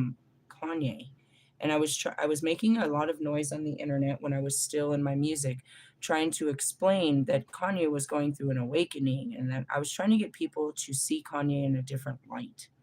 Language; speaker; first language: English; native; English